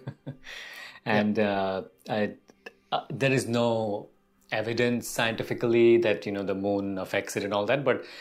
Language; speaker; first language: English; non-native, local second language; Gujarati